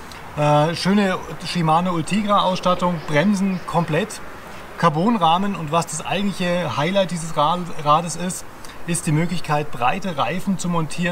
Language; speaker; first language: German; native; German